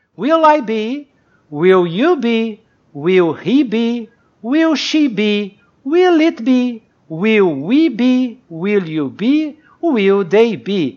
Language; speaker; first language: English; non-native, fluent; Portuguese